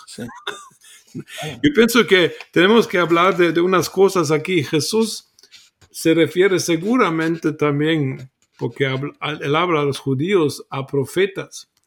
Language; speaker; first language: Spanish; non-native, fluent; German